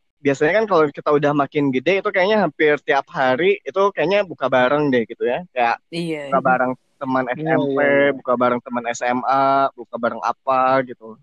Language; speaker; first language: Indonesian; native; Indonesian